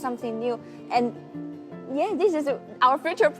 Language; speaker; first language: English; non-native, learner; Chinese